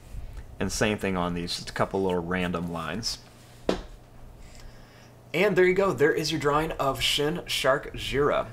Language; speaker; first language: English; native; English